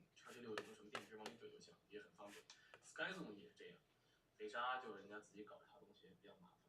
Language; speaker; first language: Chinese; native; Chinese